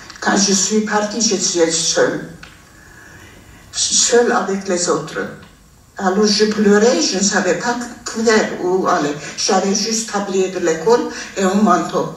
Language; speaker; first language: French; non-native, fluent; Armenian